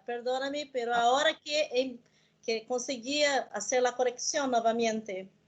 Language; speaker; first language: Spanish; non-native, learner; Portuguese